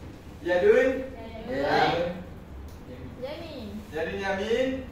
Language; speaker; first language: Arabic; non-native, learner; Malay